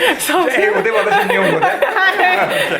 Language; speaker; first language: Japanese; non-native, fluent; English